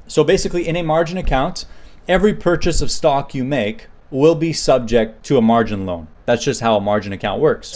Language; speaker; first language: English; native; English